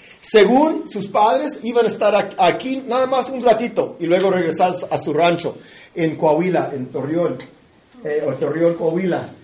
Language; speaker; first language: Spanish; early bilingual, heritage; English